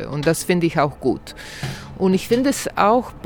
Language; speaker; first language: German; non-native, fluent; Croatian